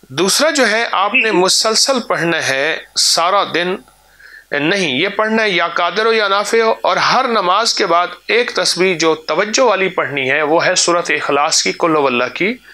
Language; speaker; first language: Urdu; native; Urdu